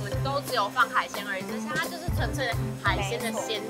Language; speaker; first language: Chinese; native; Chinese